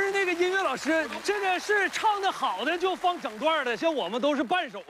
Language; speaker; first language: Chinese; native; Chinese